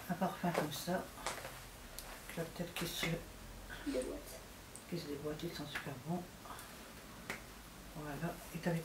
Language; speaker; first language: French; native; French